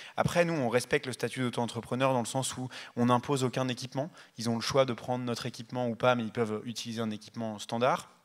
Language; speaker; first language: French; native; French